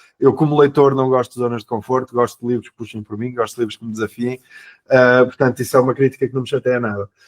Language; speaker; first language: Portuguese; native; Portuguese